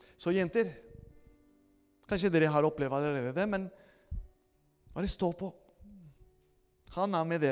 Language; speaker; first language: Norwegian; non-native, fluent; Spanish